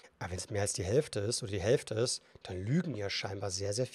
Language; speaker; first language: German; native; German